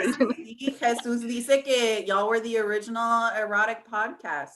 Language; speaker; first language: Spanish; early bilingual, heritage; English